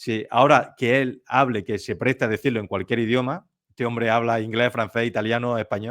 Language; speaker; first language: Spanish; native; Spanish